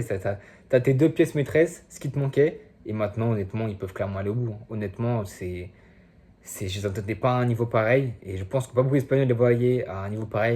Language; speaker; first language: French; native; French